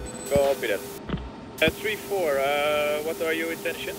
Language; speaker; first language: English; non-native, fluent; Dutch